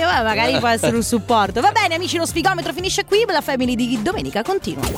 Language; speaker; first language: Italian; native; Italian